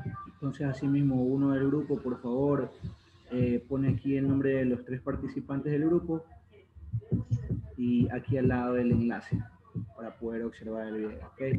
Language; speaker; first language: Spanish; native; Spanish